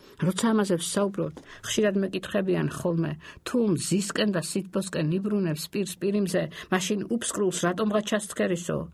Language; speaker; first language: Georgian; native; Georgian